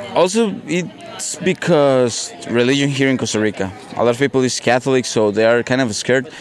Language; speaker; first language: English; non-native, fluent; Spanish